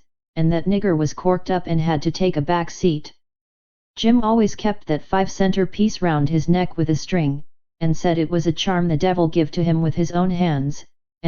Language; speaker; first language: English; native; English